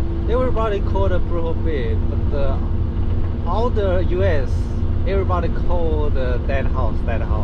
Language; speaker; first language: English; non-native, learner; Chinese